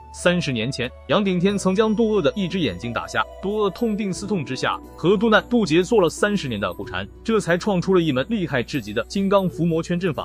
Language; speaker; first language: Chinese; native; Chinese